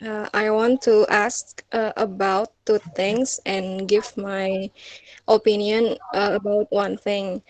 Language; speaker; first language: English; non-native, local second language; Indonesian